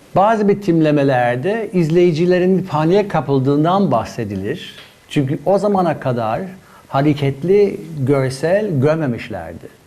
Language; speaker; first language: Turkish; non-native, fluent; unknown